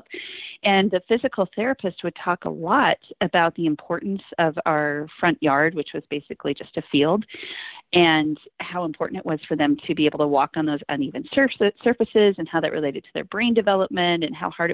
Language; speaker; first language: English; native; English